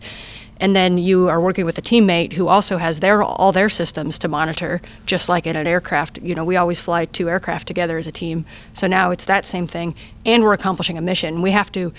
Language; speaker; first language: English; native; English